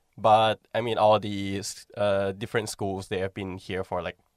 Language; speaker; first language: English; non-native, fluent; Thai